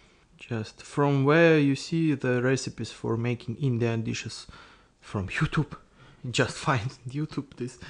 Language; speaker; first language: English; non-native, learner; Russian